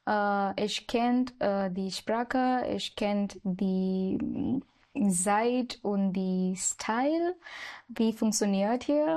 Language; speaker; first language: German; non-native, learner; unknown